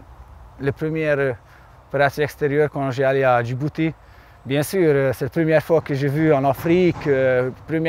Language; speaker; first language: French; non-native, learner; Hungarian